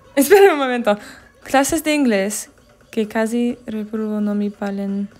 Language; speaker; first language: Spanish; non-native, learner; English